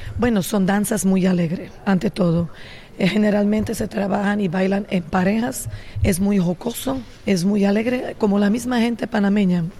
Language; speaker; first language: Spanish; non-native, fluent; Slovak